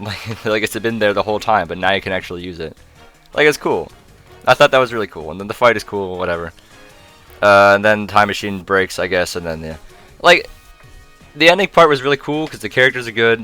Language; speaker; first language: English; native; English